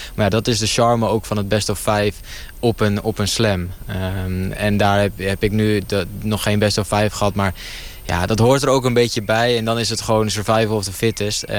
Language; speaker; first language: Dutch; native; Dutch